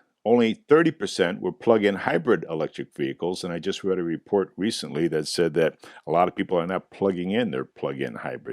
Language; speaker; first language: English; native; English